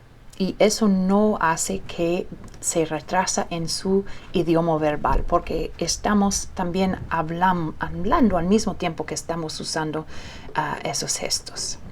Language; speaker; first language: Spanish; early bilingual, heritage; Spanish